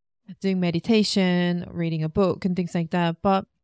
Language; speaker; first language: English; non-native, fluent; Korean